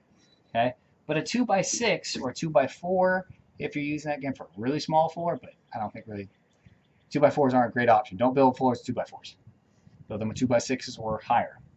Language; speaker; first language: English; native; English